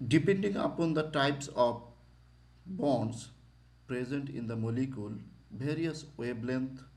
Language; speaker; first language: English; non-native, local second language; Bangla